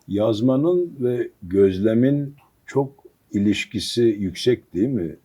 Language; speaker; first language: Turkish; native; Turkish